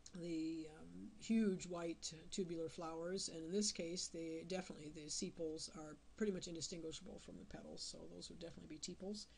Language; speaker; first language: English; native; English